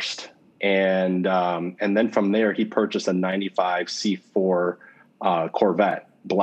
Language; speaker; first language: English; native; English